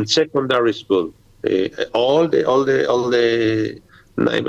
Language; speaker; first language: English; non-native, learner; Spanish